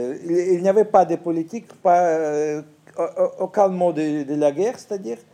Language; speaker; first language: French; non-native, fluent; Russian